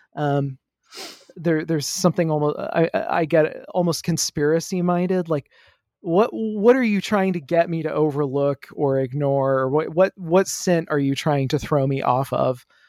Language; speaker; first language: English; native; English